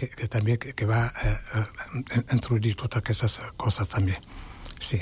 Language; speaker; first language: Catalan; non-native, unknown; Wolof